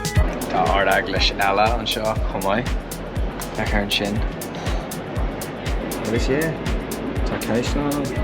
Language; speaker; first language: Irish; non-native, local second language; English